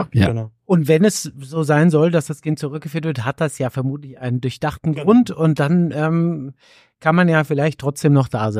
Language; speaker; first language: German; native; German